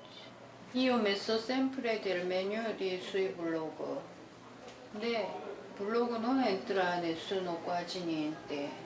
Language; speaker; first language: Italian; non-native, learner; Korean